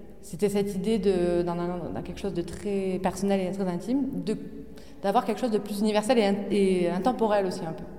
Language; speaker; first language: French; native; French